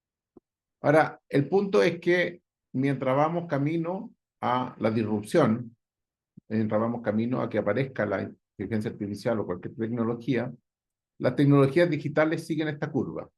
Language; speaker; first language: Spanish; native; Spanish